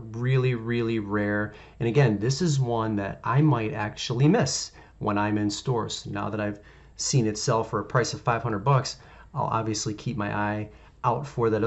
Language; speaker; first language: English; native; English